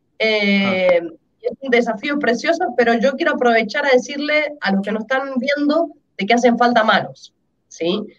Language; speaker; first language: Spanish; native; Spanish